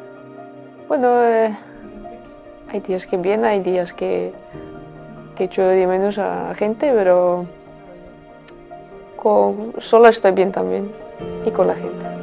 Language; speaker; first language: Spanish; non-native, fluent; Latvian